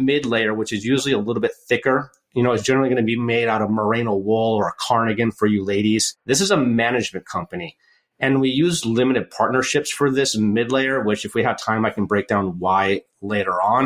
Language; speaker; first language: English; native; English